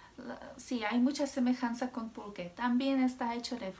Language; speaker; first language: Spanish; non-native, fluent; Czech